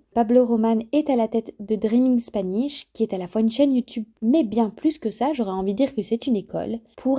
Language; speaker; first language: French; native; French